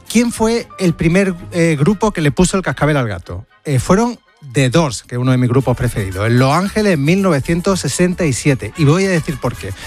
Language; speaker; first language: Spanish; native; Spanish